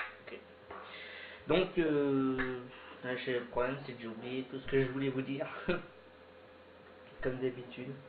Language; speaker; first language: French; native; French